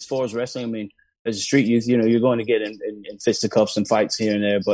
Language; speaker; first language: English; native; English